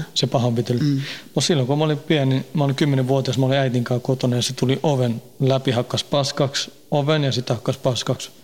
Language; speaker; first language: Finnish; early bilingual, heritage; Finnish